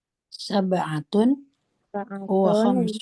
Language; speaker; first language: Arabic; non-native, learner; Indonesian